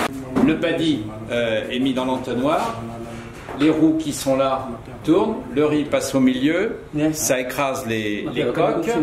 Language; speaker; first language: French; native; French